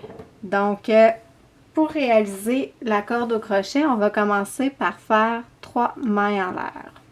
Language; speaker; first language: French; native; French